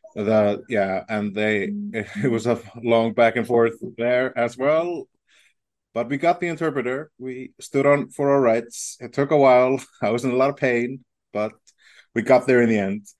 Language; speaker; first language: English; non-native, fluent; Icelandic